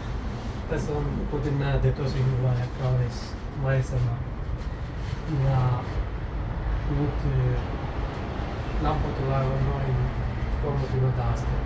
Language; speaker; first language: Finnish; non-native, fluent; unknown